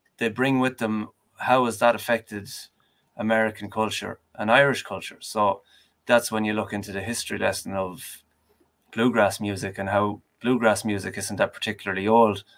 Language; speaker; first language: English; native; English